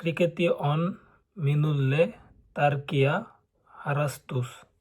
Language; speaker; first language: Finnish; non-native, learner; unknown